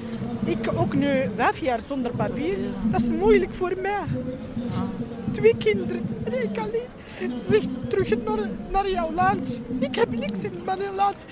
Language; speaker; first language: Dutch; non-native, learner; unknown